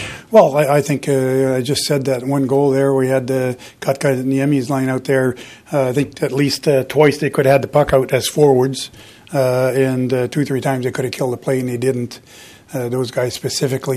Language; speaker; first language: English; non-native, fluent; French